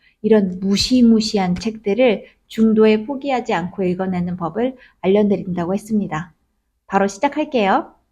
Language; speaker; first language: Korean; native; Korean